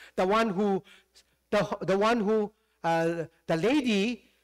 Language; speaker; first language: English; non-native, fluent; Burmese